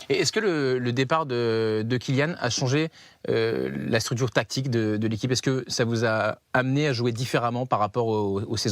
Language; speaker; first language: French; native; French